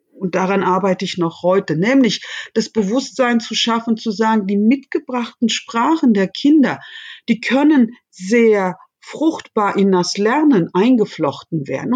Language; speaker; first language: German; early bilingual, other home language; Turkish